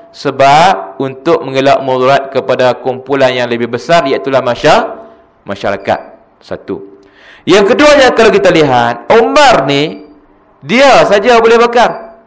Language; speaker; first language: Malay; native; Malay